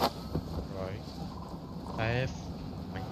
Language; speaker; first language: English; non-native, learner; Indonesian